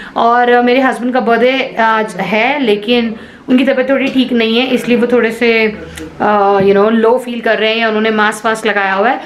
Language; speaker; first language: Hindi; native; Hindi